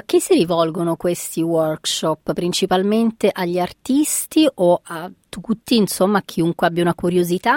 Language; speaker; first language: Italian; native; Italian